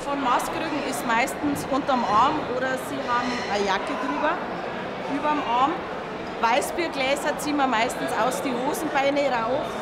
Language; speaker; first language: German; native; German